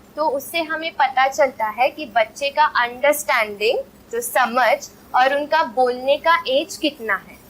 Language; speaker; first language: Hindi; non-native, local second language; Marathi